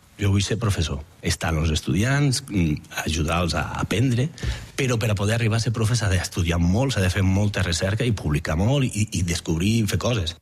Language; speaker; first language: Catalan; native; Catalan